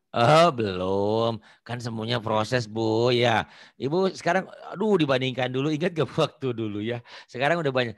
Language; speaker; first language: Indonesian; non-native, local second language; Sundanese